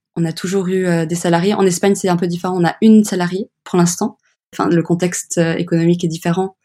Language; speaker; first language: French; early bilingual, other home language; English